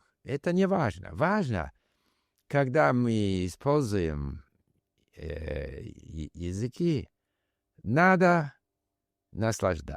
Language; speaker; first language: Russian; non-native, learner; English